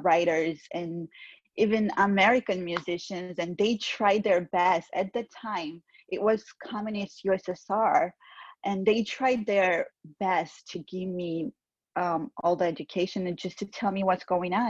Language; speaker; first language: English; non-native, fluent; Georgian